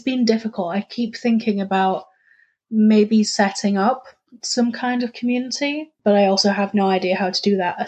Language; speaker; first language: English; native; English